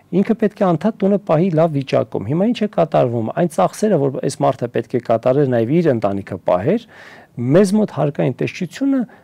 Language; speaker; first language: Armenian; early bilingual, heritage; Armenian